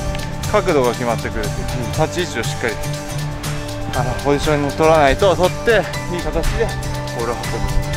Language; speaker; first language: Japanese; native; Japanese